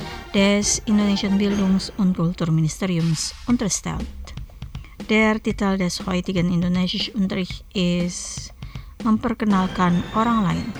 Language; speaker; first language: German; non-native, fluent; Indonesian